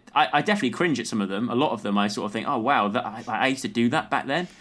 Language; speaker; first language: English; native; English